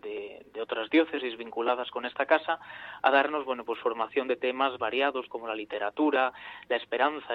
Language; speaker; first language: Spanish; native; Spanish